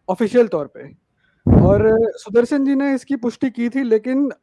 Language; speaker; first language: Hindi; non-native, local second language; Marathi